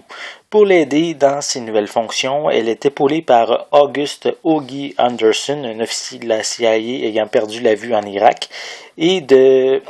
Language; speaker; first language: French; native; French